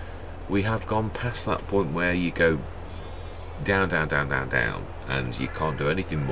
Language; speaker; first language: English; native; English